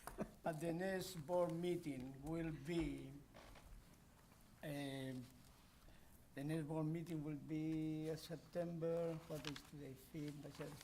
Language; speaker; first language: English; non-native, fluent; Spanish